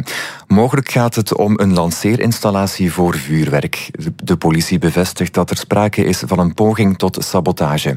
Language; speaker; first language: Dutch; native; Dutch